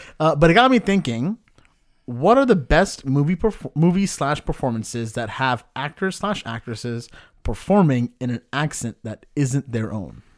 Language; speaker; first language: English; native; English